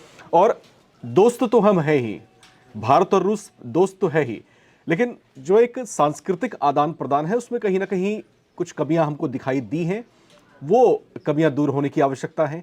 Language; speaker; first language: Hindi; native; Hindi